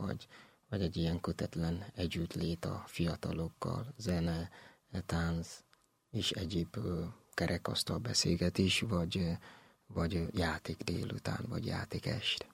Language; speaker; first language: Hungarian; non-native, learner; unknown